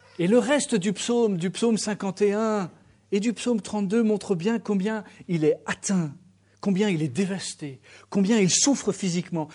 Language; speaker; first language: French; native; French